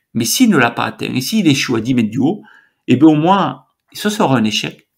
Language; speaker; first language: French; native; French